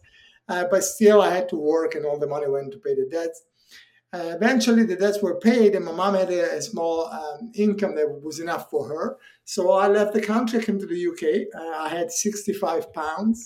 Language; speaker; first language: English; non-native, fluent; Italian